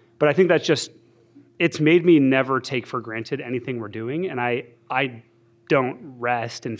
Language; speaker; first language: English; native; English